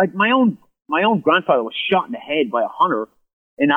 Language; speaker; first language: English; native; English